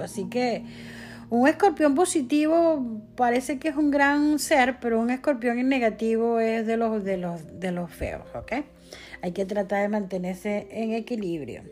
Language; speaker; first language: Spanish; native; Spanish